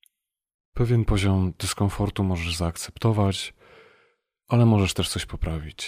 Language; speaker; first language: Polish; native; Polish